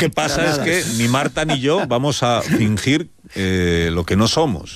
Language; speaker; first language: Spanish; native; Spanish